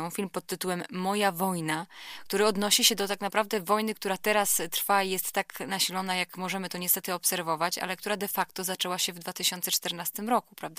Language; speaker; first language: Polish; native; Polish